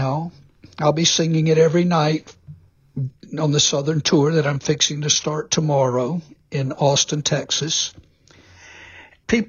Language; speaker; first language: English; native; English